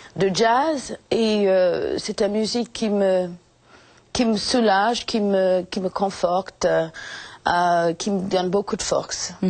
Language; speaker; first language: French; non-native, fluent; English